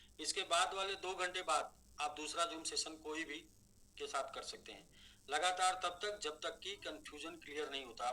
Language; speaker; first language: Hindi; native; Hindi